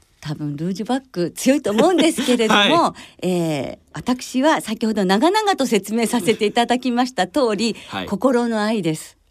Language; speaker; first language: Japanese; native; Japanese